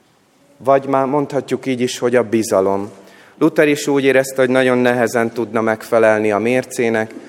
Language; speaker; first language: Hungarian; native; Hungarian